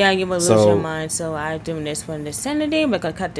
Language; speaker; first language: English; native; English